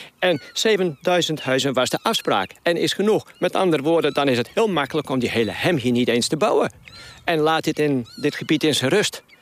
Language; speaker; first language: Dutch; non-native, local second language; Western Frisian